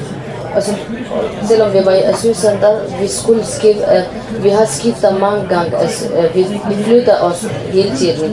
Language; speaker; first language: Danish; non-native, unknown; Arabic